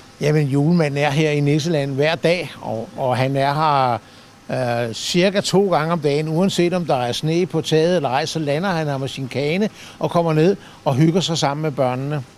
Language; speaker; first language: Danish; native; Danish